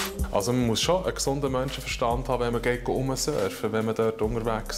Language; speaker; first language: German; native; German